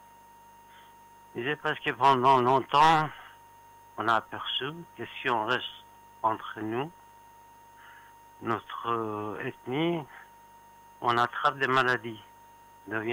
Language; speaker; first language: French; non-native, fluent; Persian